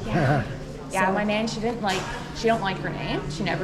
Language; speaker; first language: English; native; English